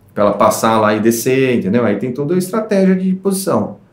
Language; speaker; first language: Portuguese; native; Portuguese